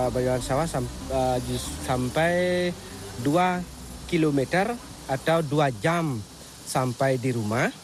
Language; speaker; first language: Indonesian; non-native, local second language; Balinese